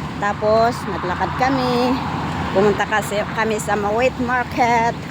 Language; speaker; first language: Filipino; non-native, local second language; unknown